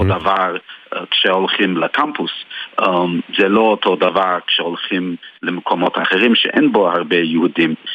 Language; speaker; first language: Hebrew; non-native, fluent; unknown